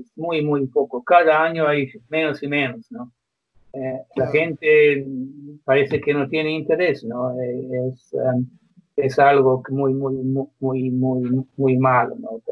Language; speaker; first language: Spanish; non-native, fluent; Croatian